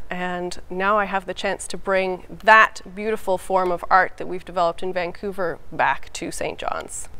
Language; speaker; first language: English; native; English